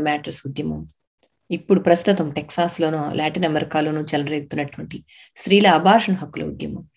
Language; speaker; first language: Telugu; native; Telugu